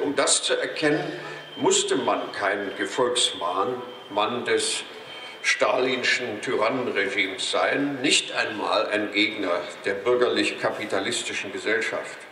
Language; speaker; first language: German; native; German